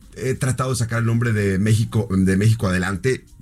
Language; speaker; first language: Spanish; native; Spanish